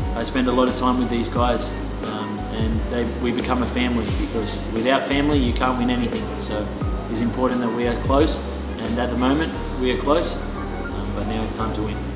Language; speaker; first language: English; native; English